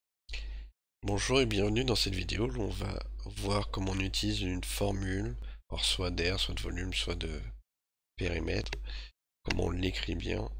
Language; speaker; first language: French; native; French